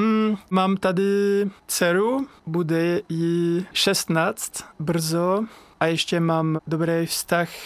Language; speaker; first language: Czech; non-native, learner; French